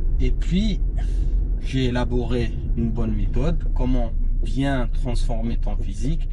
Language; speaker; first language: French; non-native, local second language; Arabic